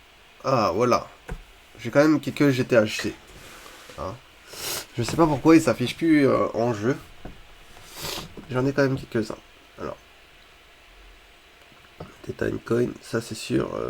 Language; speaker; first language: French; native; French